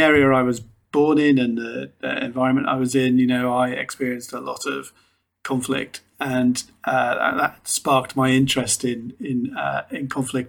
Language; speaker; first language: English; native; English